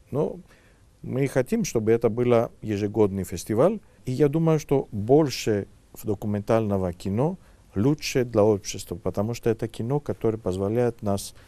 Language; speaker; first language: Russian; non-native, fluent; Greek